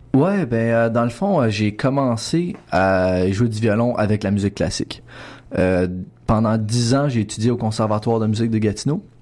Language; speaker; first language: French; native; French